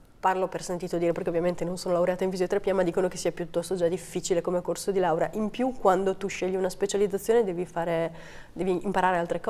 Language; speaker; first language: Italian; native; Italian